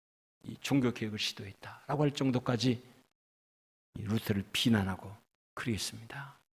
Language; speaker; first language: Korean; native; Korean